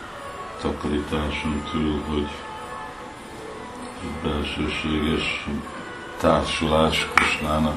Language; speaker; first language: Hungarian; early bilingual, heritage; Hungarian